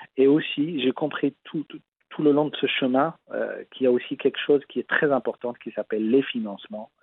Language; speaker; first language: French; non-native, local second language; Arabic